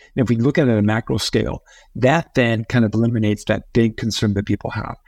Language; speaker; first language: English; early bilingual, other home language; Spanish